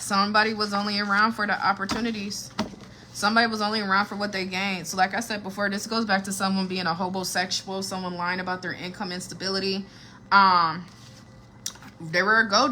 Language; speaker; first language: English; native; English